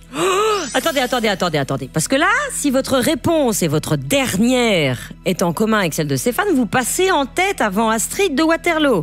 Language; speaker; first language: French; native; French